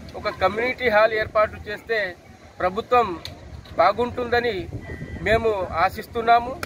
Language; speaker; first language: Telugu; non-native, local second language; Lambadi